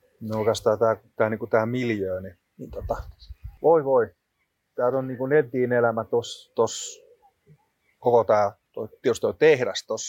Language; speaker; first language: Finnish; native; Finnish